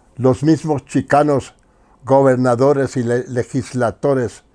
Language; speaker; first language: Spanish; early bilingual, heritage; Spanish